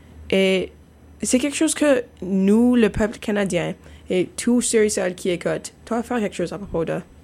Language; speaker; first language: French; non-native, fluent; English